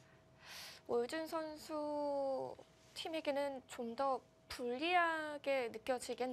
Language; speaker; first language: Korean; native; Korean